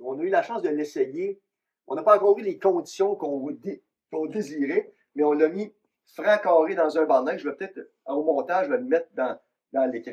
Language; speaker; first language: French; native; French